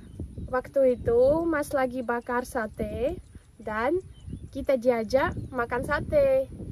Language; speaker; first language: Indonesian; non-native, fluent; Russian